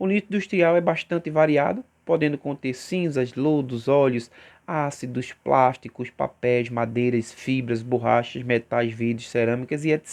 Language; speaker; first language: Portuguese; native; Portuguese